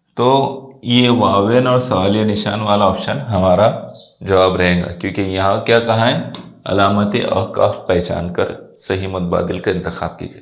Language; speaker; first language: Urdu; native; Urdu